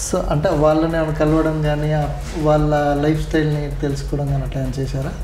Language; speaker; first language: Telugu; native; Telugu